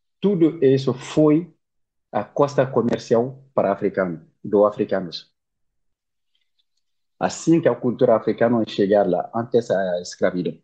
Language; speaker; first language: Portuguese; non-native, learner; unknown